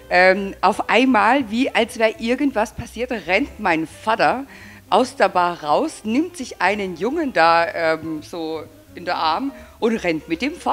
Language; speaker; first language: German; native; German